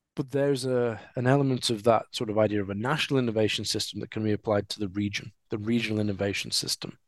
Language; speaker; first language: English; native; English